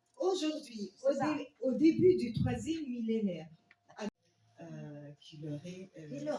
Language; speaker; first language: French; non-native, local second language; Arabic